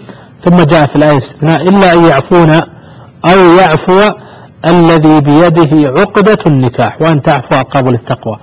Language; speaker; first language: Arabic; native; Arabic